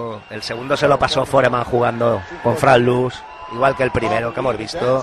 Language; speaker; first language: Spanish; native; Spanish